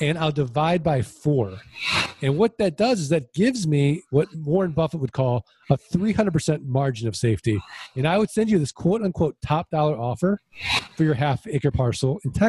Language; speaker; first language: English; native; English